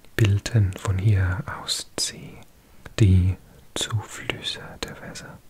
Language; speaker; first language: German; non-native, learner; English